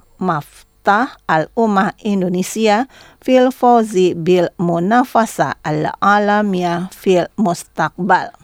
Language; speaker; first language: Arabic; non-native, learner; Indonesian